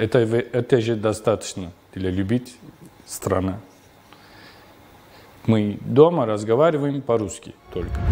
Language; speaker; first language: Russian; non-native, learner; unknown